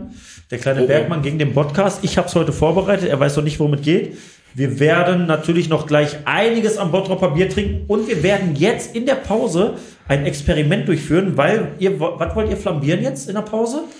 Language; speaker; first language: German; native; German